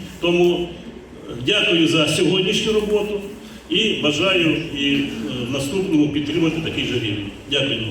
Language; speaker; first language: Ukrainian; native; Ukrainian